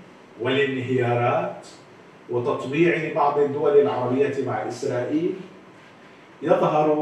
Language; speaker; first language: Arabic; native; Arabic